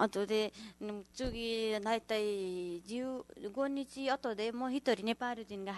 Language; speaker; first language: Japanese; non-native, learner; Nepali